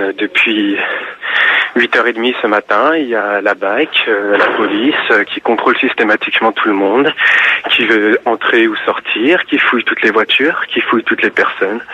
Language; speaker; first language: French; native; French